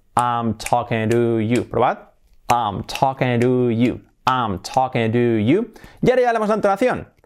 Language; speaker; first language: English; non-native, fluent; Spanish